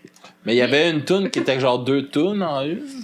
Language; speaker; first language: French; native; French